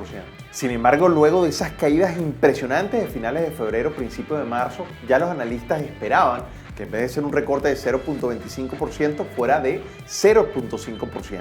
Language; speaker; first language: Spanish; native; Spanish